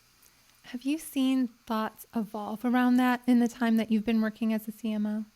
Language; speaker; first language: English; native; English